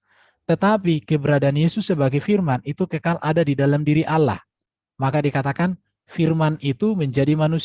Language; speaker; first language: Indonesian; native; Indonesian